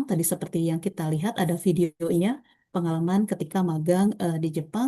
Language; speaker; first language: Indonesian; native; Indonesian